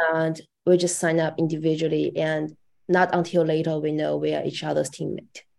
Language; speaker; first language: English; non-native, fluent; Chinese